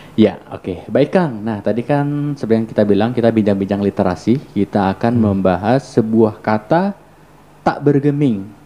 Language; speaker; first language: Indonesian; native; Indonesian